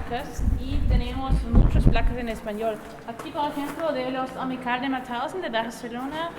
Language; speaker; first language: Spanish; non-native, learner; German